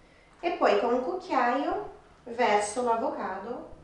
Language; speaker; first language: Italian; non-native, fluent; Portuguese